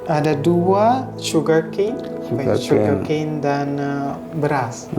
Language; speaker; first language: Indonesian; non-native, fluent; Hiligaynon